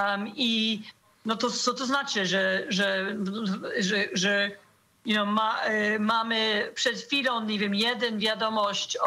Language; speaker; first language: Polish; non-native, fluent; English